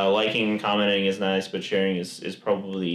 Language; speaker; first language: English; native; English